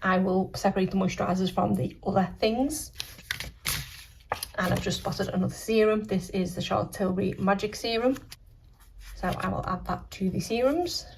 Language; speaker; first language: English; native; English